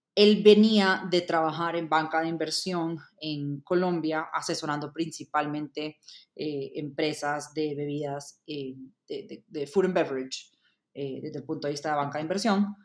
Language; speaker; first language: Spanish; native; Spanish